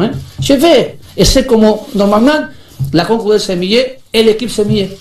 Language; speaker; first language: French; non-native, learner; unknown